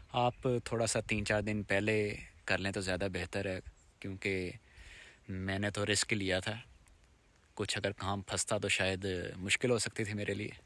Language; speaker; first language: Urdu; native; Urdu